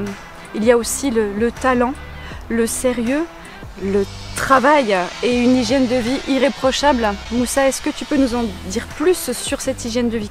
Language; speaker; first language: French; native; French